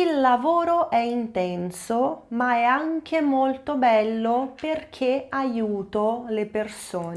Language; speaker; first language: Italian; non-native, fluent; Portuguese